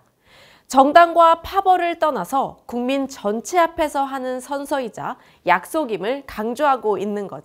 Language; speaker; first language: Korean; native; Korean